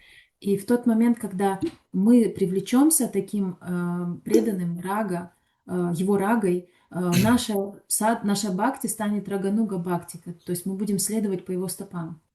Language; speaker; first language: Russian; native; Russian